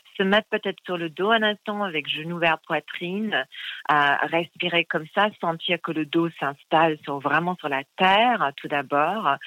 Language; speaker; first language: French; non-native, fluent; English